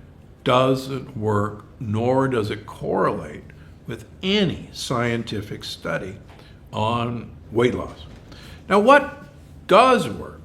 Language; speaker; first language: English; native; English